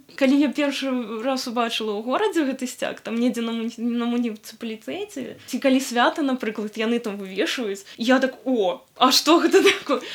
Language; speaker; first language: Belarusian; non-native, local second language; Russian